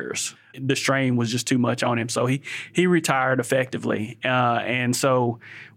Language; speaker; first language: English; native; English